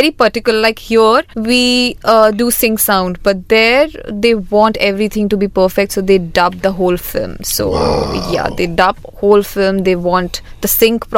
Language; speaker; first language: English; non-native, local second language; Hindi